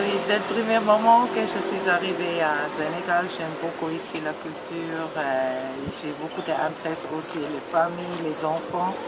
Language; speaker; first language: French; non-native, learner; German